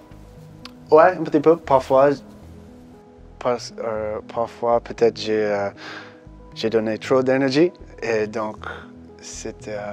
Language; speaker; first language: French; early bilingual, heritage; English